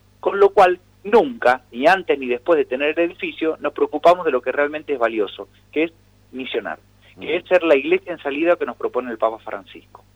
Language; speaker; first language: Spanish; native; Spanish